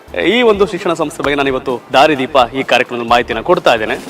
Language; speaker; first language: Kannada; native; Kannada